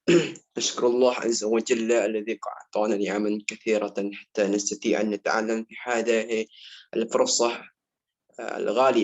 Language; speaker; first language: Arabic; non-native, learner; Indonesian